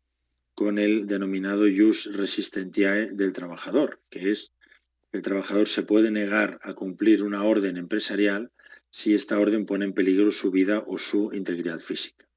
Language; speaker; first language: Spanish; native; Spanish